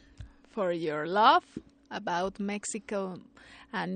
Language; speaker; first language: English; non-native, fluent; Spanish